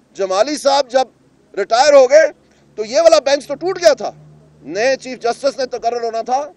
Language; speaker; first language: Urdu; non-native, local second language; Punjabi